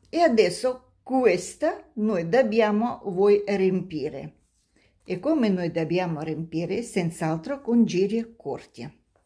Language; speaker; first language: Italian; non-native, learner; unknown